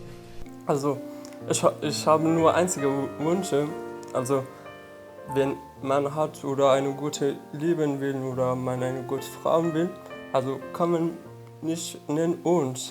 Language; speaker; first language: German; non-native, learner; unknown